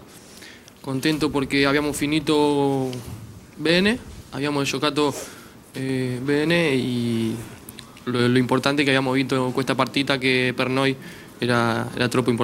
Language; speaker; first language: Italian; non-native, learner; Spanish